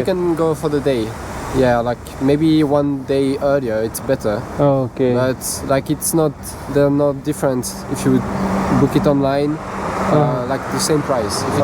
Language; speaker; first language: English; non-native, fluent; French